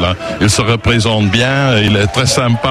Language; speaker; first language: French; non-native, learner; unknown